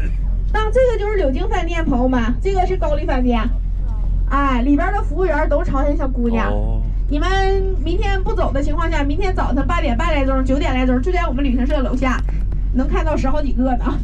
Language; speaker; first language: Chinese; native; Chinese